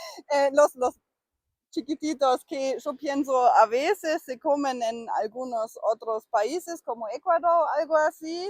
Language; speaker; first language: Spanish; non-native, fluent; German